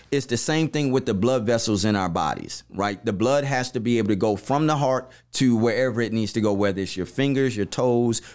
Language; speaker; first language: English; native; English